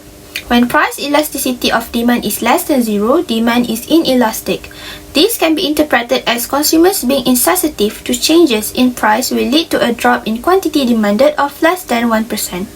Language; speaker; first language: English; non-native, local second language; Malay